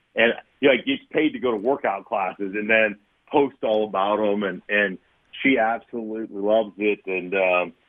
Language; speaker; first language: English; native; English